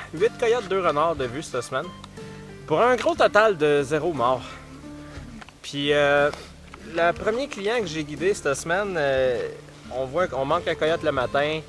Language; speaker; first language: French; native; French